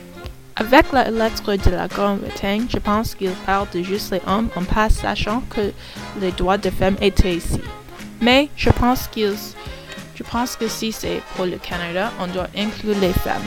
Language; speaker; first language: French; non-native, learner; English